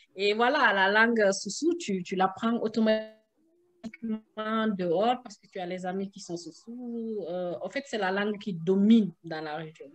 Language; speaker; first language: French; non-native, local second language; Susu